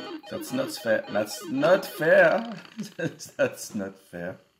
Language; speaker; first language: English; non-native, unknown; French